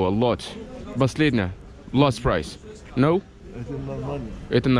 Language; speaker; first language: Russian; non-native, learner; Arabic